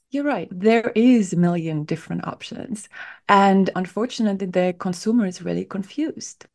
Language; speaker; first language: English; non-native, fluent; Estonian